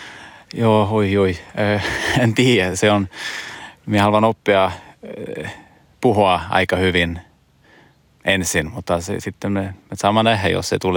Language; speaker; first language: Finnish; non-native, learner; Swedish